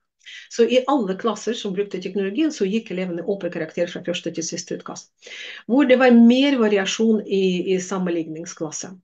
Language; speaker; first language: Norwegian; non-native, fluent; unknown